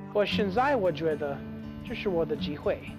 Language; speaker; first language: Chinese; non-native, learner; English